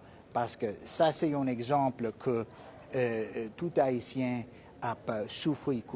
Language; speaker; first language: Haitian Creole; non-native, fluent; English